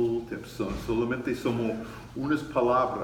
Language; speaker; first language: Spanish; non-native, learner; English